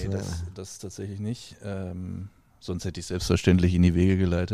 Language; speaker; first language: German; native; German